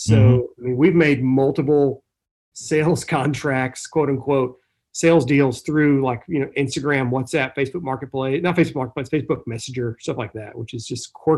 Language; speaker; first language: English; native; English